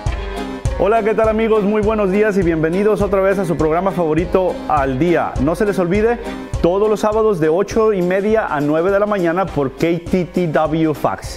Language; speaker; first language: Spanish; native; Spanish